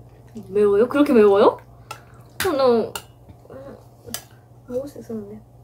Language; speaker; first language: Korean; non-native, fluent; Japanese